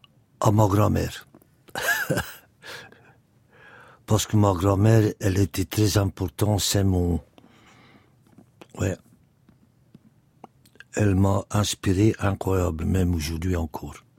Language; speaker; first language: French; non-native, local second language; Dutch